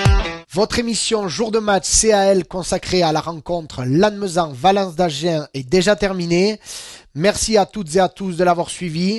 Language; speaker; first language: French; native; French